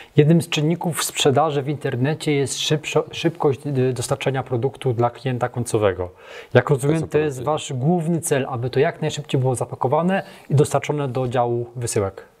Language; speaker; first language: Polish; native; Polish